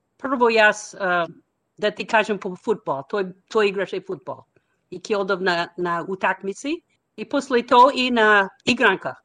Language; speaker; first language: Macedonian; non-native, learner; English